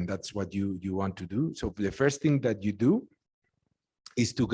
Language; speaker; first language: English; non-native, fluent; Spanish